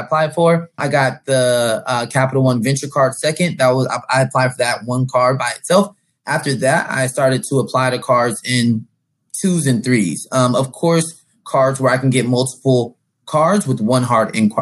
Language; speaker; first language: English; native; English